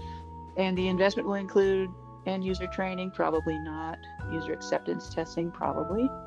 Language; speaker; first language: English; native; English